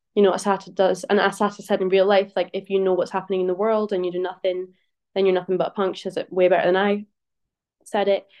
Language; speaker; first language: English; native; English